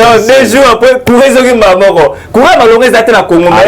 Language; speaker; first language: French; non-native, local second language; Lingala